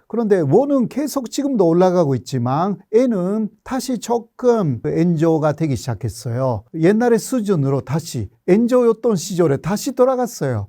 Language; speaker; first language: Korean; non-native, fluent; Japanese